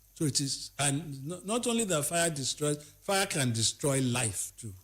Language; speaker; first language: English; non-native, local second language; Yoruba